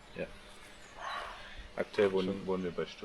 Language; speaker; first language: German; early bilingual, other home language; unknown